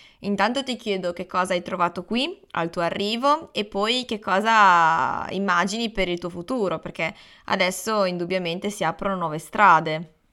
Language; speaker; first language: Italian; native; Italian